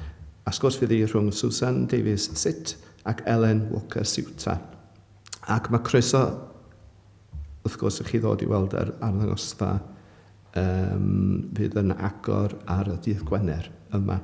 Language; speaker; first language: Welsh; native; Welsh